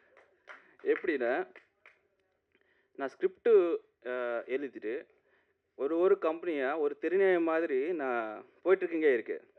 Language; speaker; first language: Tamil; non-native, learner; Telugu